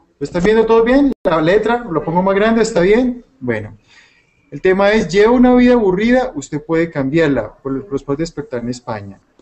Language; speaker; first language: Spanish; native; Spanish